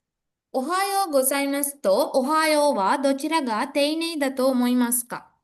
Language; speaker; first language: Japanese; non-native, fluent; Sinhala